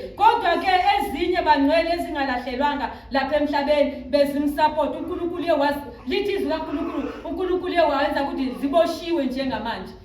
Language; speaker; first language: Zulu; non-native, local second language; Tsonga